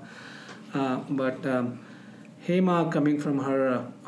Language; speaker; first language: English; non-native, local second language; Marathi